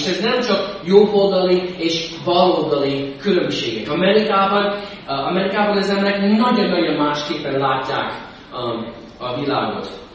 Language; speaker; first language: Hungarian; non-native, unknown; English